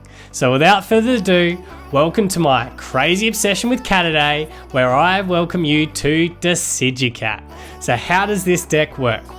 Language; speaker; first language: English; native; English